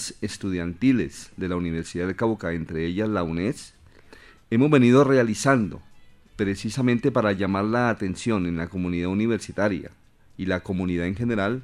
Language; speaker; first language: Spanish; native; Spanish